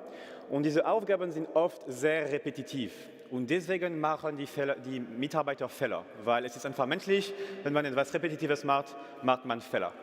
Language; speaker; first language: German; non-native, fluent; French